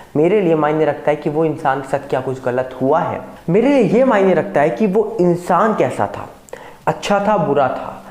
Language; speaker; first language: Hindi; native; Hindi